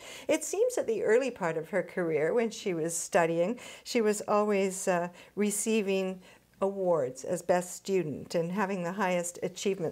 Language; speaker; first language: English; native; English